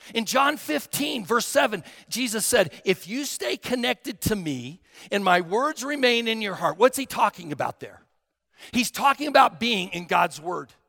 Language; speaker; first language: English; native; English